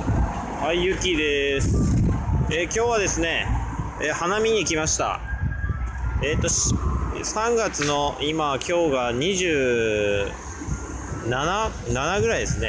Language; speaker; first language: Japanese; native; Japanese